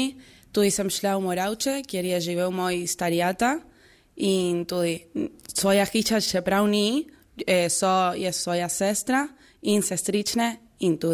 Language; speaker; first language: Slovenian; early bilingual, heritage; Spanish